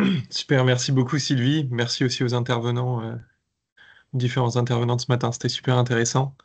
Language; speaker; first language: French; native; French